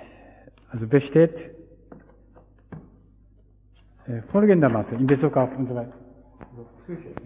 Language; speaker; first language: German; non-native, fluent; Japanese